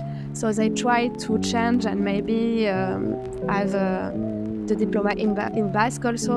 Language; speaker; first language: English; non-native, fluent; French